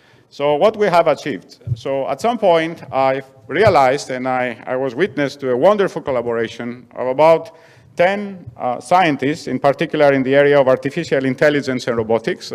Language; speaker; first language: English; non-native, fluent; Greek